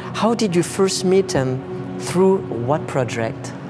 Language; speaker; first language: English; non-native, fluent; French